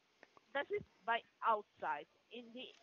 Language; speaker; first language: German; non-native, learner; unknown